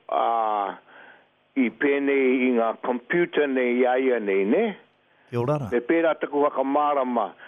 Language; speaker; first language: Māori; native; Māori